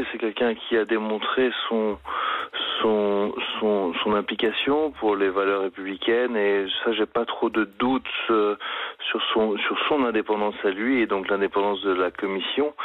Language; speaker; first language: French; native; French